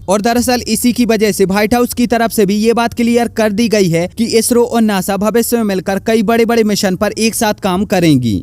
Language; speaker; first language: Hindi; native; Hindi